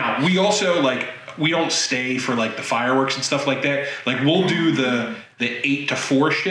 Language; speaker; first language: English; native; English